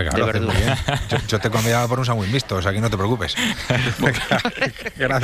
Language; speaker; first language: Spanish; native; Spanish